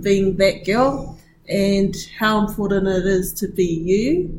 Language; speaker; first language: English; native; English